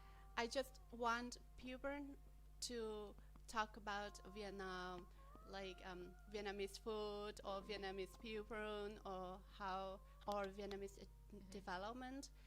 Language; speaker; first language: English; non-native, learner; Vietnamese